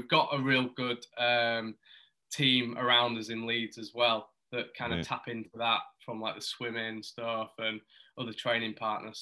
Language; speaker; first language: English; native; English